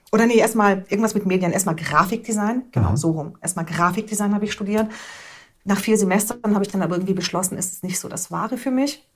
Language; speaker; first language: German; early bilingual, other home language; Hungarian